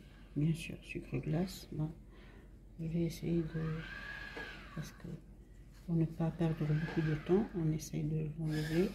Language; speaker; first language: French; non-native, local second language; Arabic